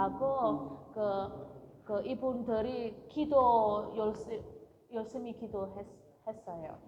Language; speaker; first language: Korean; non-native, learner; Indonesian